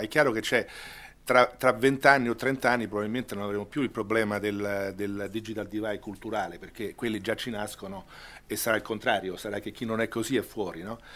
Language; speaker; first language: Italian; native; Italian